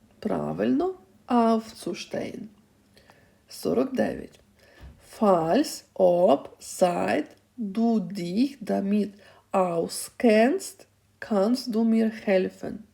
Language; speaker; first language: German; non-native, fluent; Ukrainian